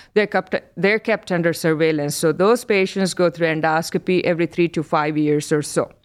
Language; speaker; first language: English; non-native, local second language; Telugu